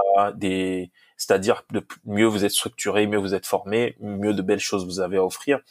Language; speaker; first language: French; non-native, local second language; Lingala